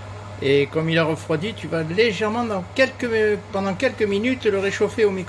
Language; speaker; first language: French; native; French